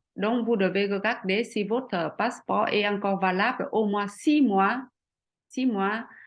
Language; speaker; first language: French; non-native, fluent; Vietnamese